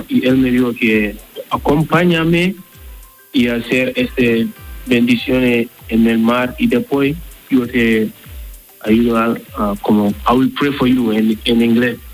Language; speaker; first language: Spanish; non-native, learner; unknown